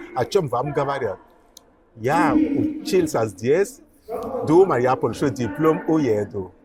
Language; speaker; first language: Russian; non-native, fluent; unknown